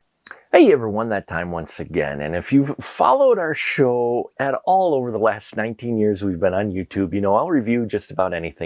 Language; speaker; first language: English; native; English